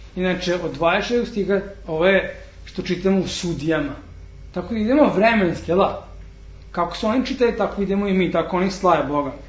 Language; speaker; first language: Serbian; non-native, fluent; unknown